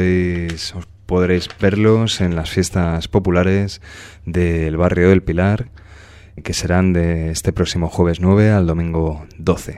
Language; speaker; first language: Spanish; native; Spanish